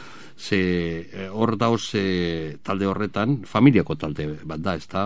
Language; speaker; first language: Basque; native; Basque